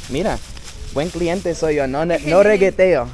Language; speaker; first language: Spanish; non-native, fluent; English